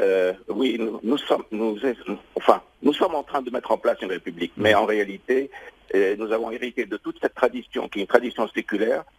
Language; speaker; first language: French; non-native, local second language; Arabic